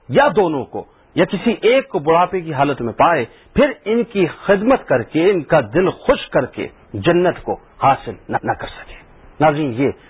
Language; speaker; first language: Urdu; native; Urdu